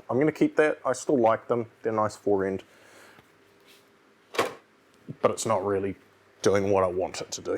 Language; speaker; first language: English; native; English